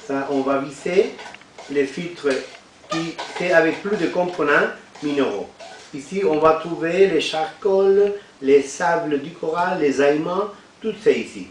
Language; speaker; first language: French; non-native, fluent; Spanish